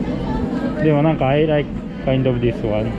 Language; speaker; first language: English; non-native, learner; Japanese